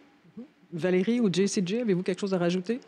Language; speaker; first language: French; native; French